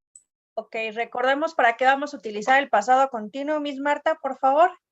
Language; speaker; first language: Spanish; native; Spanish